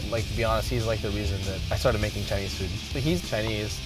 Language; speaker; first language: English; native; English